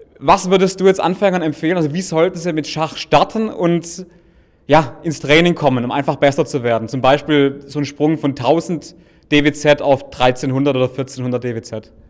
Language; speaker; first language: German; native; German